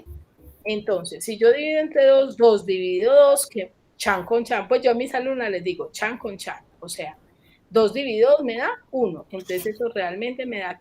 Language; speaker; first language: Spanish; native; Spanish